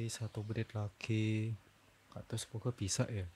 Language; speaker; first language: English; non-native, learner; Indonesian